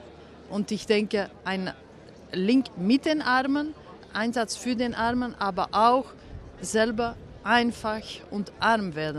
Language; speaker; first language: German; non-native, fluent; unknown